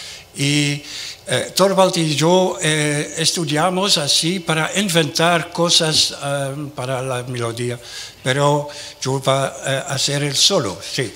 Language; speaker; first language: Spanish; non-native, learner; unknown